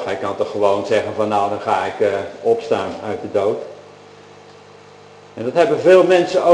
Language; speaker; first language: Dutch; native; Dutch